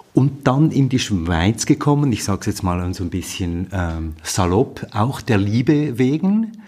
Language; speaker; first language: German; native; German